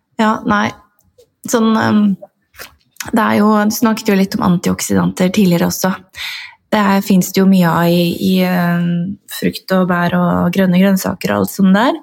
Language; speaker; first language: Norwegian; native; Norwegian